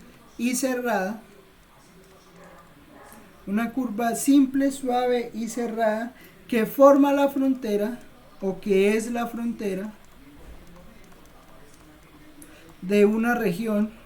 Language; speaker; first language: Spanish; native; Spanish